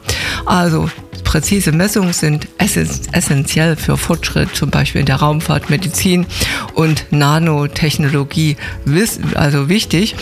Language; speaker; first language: German; native; German